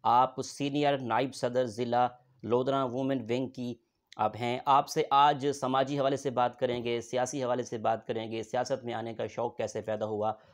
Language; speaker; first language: Urdu; non-native, local second language; Saraiki